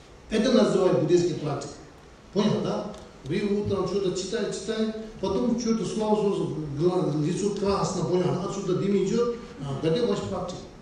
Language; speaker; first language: Russian; non-native, learner; Tibetan